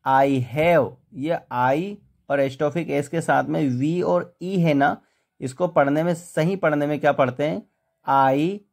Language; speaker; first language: Hindi; native; Hindi